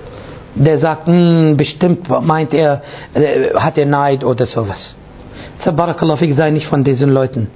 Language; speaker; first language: German; non-native, fluent; Arabic